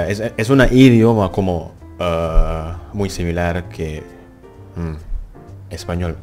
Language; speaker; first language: Spanish; non-native, learner; Indonesian